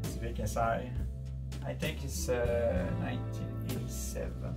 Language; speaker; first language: English; non-native, learner; French